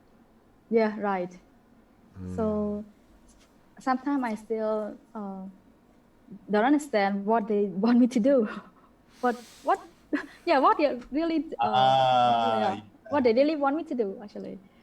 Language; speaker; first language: English; non-native, learner; Khmer